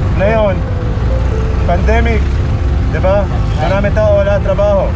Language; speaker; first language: Filipino; non-native, learner; Arabic